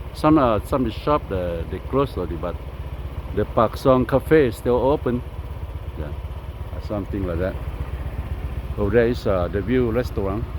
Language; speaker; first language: English; non-native, learner; Lao